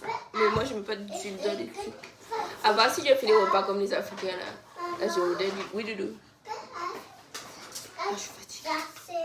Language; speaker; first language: French; native; French